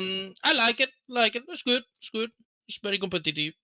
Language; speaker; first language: English; non-native, learner; Spanish